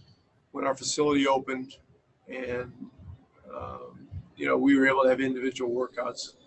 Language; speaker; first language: English; native; English